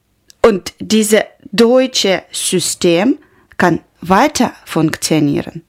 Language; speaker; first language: German; non-native, learner; Ukrainian